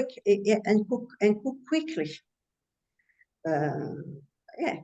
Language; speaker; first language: English; non-native, learner; French